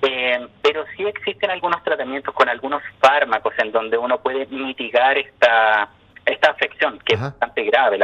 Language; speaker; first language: Spanish; native; Spanish